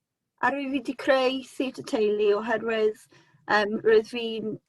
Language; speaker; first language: Welsh; non-native, local second language; English